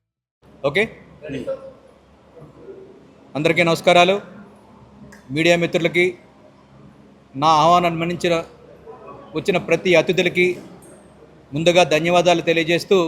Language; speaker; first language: Telugu; native; Telugu